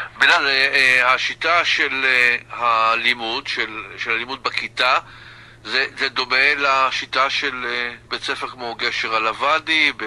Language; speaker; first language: Hebrew; native; Hebrew